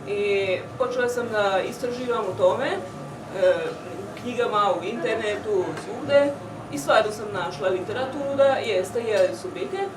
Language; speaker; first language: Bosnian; non-native, local second language; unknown